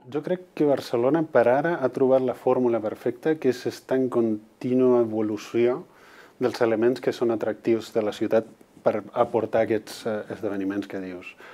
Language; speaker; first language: Catalan; non-native, local second language; Spanish